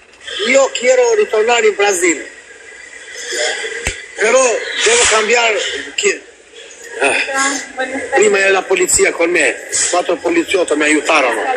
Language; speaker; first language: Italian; non-native, learner; Albanian